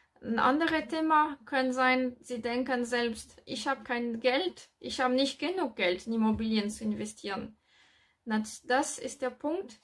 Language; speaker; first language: German; non-native, learner; French